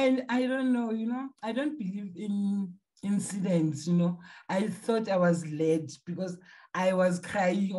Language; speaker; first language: English; non-native, local second language; Tsonga